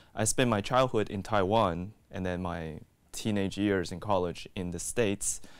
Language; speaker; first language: English; native; English